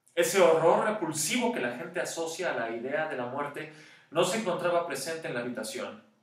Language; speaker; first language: Spanish; native; Spanish